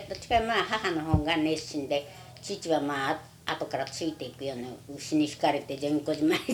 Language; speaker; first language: Japanese; native; Japanese